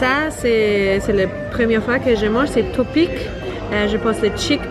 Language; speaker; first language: French; non-native, learner; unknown